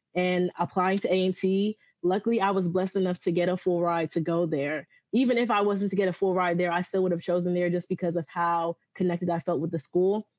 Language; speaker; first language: English; early bilingual, other home language; Yoruba